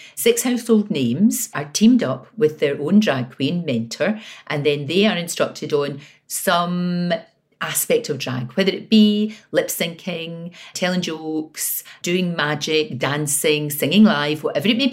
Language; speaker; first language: English; native; English